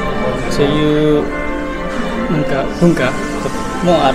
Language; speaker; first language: Japanese; non-native, fluent; Indonesian